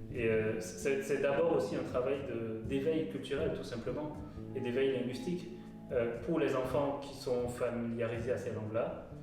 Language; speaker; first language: French; non-native, local second language; Fon